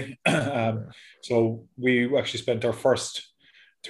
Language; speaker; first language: English; native; English